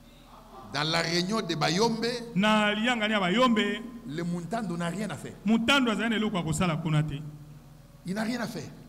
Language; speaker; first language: French; non-native, local second language; Lingala